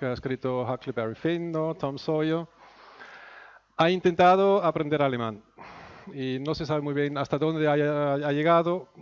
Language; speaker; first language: Spanish; non-native, fluent; German